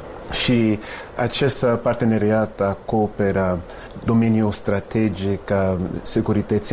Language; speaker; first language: Romanian; non-native, fluent; English